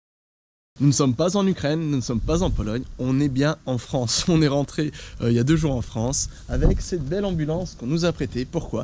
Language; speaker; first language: French; native; French